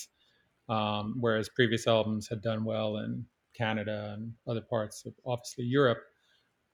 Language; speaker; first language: English; native; English